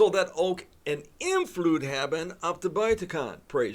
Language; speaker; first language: Dutch; non-native, fluent; English